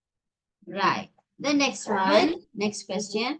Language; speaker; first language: English; non-native, local second language; Tamil